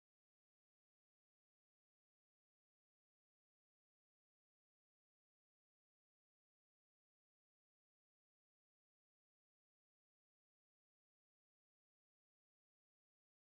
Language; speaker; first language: Chinese; non-native, fluent; Italian